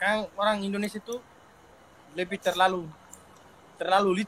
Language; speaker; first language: Indonesian; non-native, local second language; Tetum